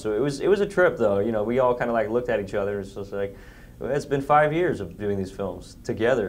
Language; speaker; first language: English; native; English